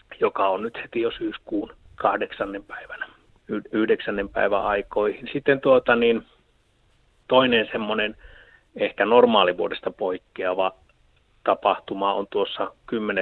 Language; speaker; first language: Finnish; native; Finnish